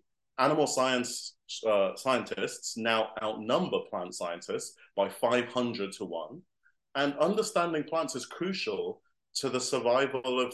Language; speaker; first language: English; native; English